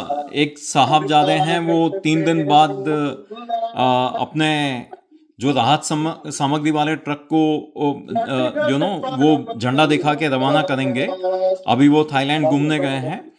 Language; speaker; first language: Hindi; native; Hindi